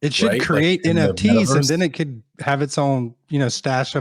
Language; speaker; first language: English; native; English